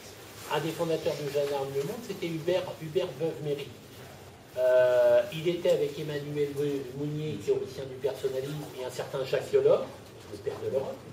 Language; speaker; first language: French; native; French